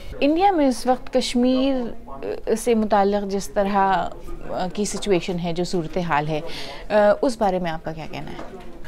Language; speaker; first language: Urdu; native; Urdu